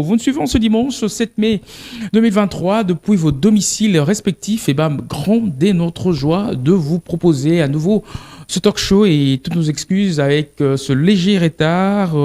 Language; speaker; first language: French; non-native, local second language; Lingala